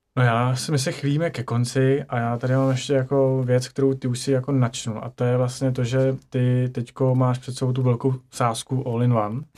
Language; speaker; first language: Czech; native; Czech